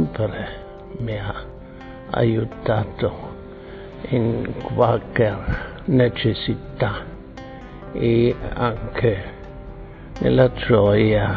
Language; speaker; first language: Italian; non-native, fluent; German